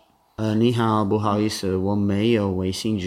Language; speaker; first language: Chinese; non-native, learner; English